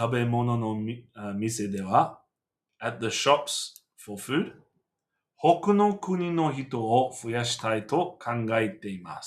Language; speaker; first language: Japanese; non-native, fluent; English